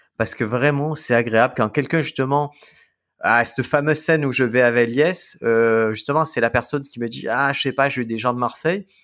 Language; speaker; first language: French; native; French